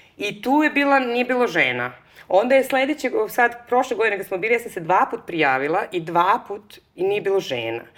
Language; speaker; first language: Serbian; native; Serbian